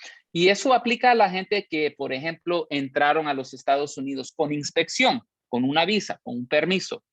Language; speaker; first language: Spanish; early bilingual, heritage; Spanish